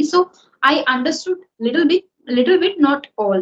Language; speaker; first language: English; non-native, local second language; Hindi